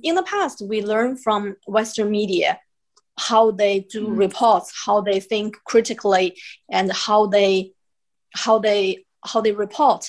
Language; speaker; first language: English; non-native, fluent; Chinese